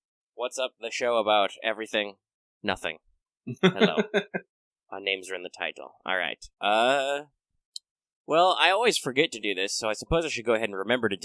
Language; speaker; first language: English; native; English